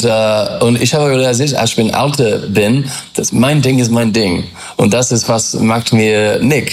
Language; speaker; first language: German; non-native, learner; English